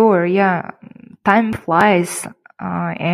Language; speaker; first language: English; non-native, fluent; Kyrgyz